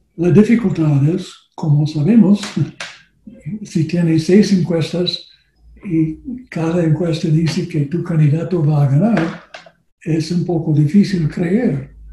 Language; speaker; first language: Spanish; non-native, learner; English